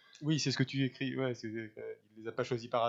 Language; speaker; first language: French; native; French